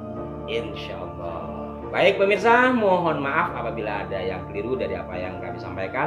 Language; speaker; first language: Indonesian; native; Indonesian